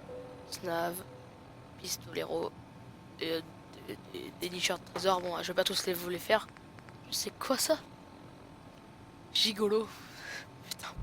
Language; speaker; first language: French; native; French